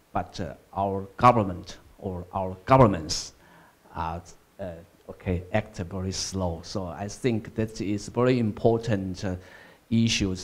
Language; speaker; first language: English; non-native, fluent; Chinese